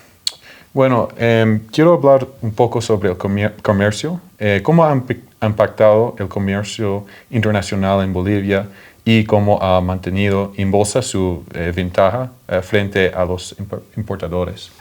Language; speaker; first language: Spanish; non-native, fluent; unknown